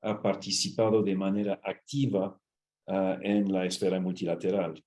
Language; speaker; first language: Spanish; non-native, fluent; English